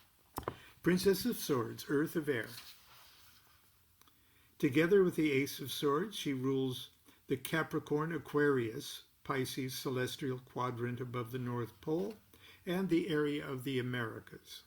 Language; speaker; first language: English; native; English